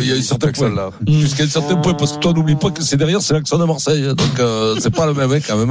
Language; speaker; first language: French; native; French